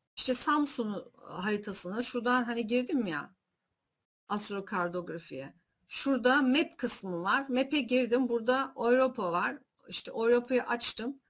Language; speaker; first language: Turkish; early bilingual, heritage; Turkish